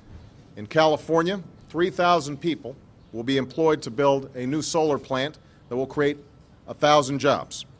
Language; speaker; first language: English; native; English